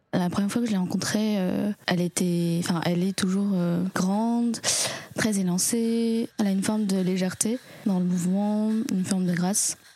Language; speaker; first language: French; early bilingual, other home language; Chinese